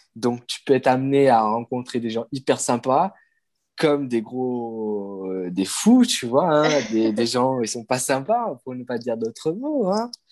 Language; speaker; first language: French; non-native, local second language; Morisyen